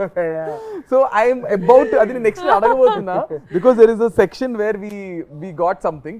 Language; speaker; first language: Telugu; native; Telugu